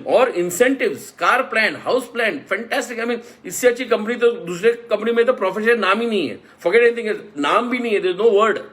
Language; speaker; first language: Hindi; non-native, local second language; Marathi